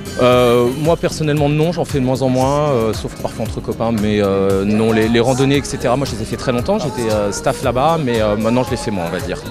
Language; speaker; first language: French; native; French